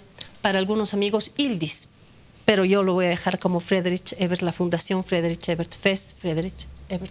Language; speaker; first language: Spanish; native; Spanish